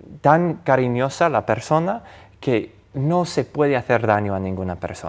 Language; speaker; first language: Spanish; non-native, fluent; English